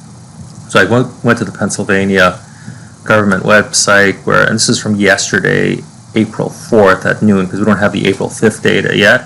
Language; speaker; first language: English; native; English